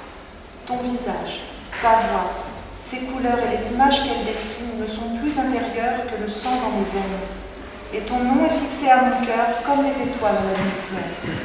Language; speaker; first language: French; native; French